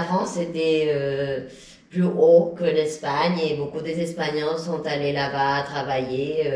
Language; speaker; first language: French; non-native, fluent; Spanish